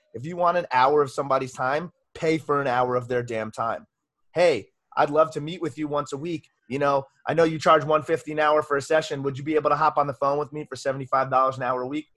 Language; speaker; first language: English; native; English